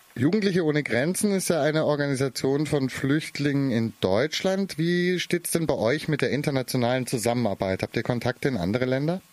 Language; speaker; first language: German; native; German